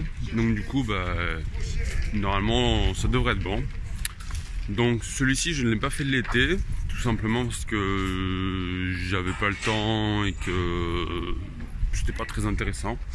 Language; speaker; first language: French; native; French